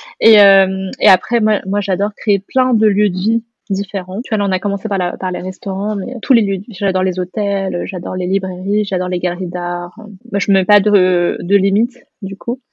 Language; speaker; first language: French; native; French